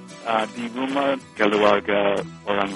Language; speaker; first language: Indonesian; non-native, fluent; English